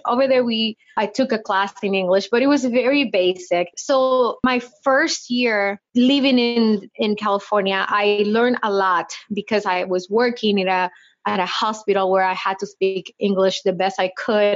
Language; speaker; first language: English; non-native, fluent; Spanish